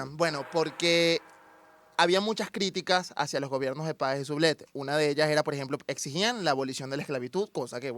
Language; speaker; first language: Spanish; native; Spanish